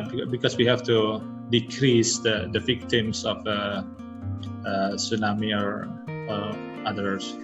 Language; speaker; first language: English; non-native, learner; Indonesian